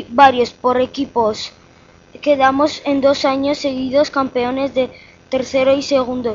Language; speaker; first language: Spanish; native; Spanish